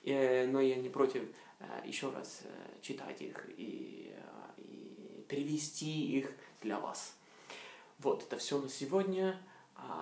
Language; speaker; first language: Russian; non-native, fluent; Norwegian